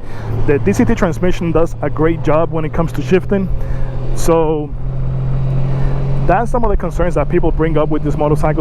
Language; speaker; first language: English; native; English